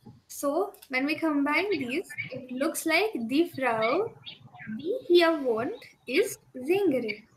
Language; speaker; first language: German; non-native, fluent; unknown